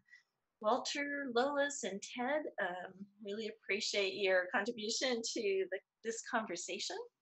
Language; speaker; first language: English; native; English